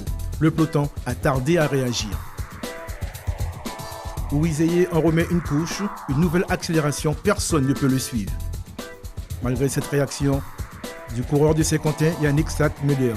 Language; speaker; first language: French; native; French